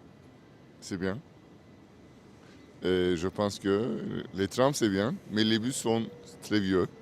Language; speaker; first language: French; non-native, learner; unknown